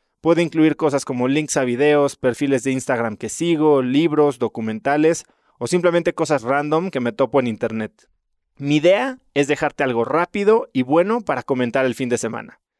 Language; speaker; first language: Spanish; native; Spanish